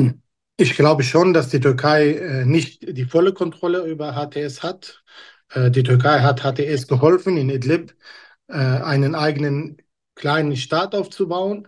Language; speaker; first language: German; non-native, fluent; Kurdish